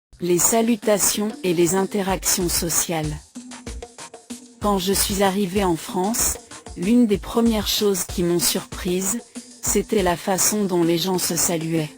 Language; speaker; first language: French; non-native, fluent; Thai